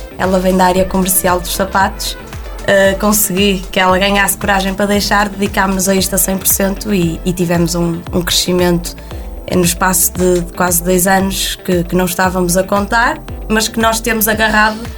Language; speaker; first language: Portuguese; native; Portuguese